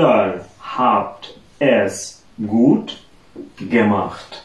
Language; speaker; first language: German; non-native, fluent; Bangla